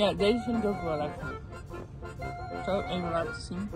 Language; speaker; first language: Dutch; early bilingual, heritage; English